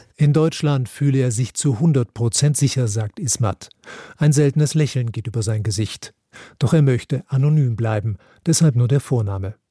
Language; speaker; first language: German; native; German